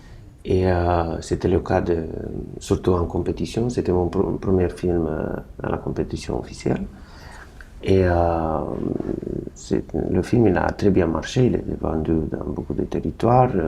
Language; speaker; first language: French; non-native, fluent; Romanian